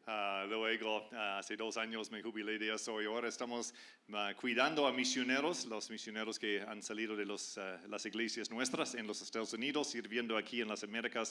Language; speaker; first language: Spanish; non-native, fluent; English